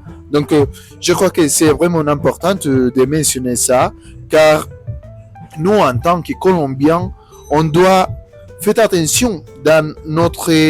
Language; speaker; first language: French; non-native, learner; Spanish